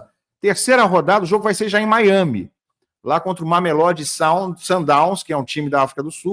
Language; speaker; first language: Portuguese; native; Portuguese